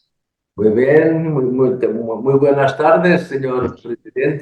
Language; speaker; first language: Spanish; non-native, learner; Portuguese